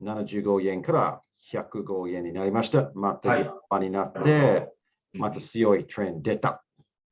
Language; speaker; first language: Japanese; non-native, learner; English